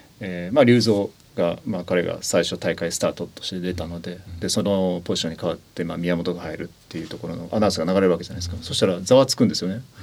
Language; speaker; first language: Japanese; native; Japanese